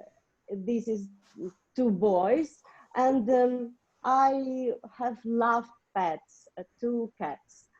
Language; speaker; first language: English; non-native, learner; Russian